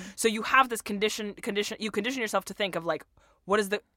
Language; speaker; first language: English; non-native, fluent; Russian